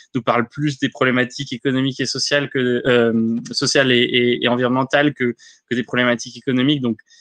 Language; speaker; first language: French; native; French